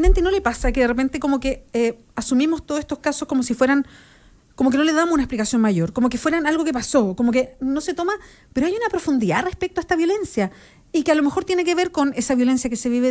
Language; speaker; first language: Spanish; native; Spanish